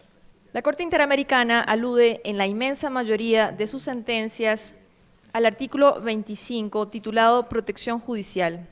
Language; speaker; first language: Spanish; native; Spanish